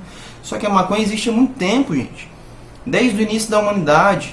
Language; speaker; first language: Portuguese; native; Portuguese